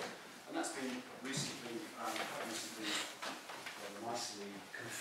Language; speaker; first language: English; native; English